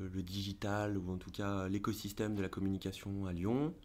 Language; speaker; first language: French; native; French